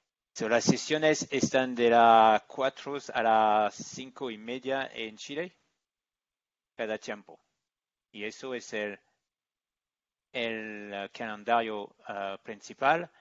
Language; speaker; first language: Spanish; non-native, learner; English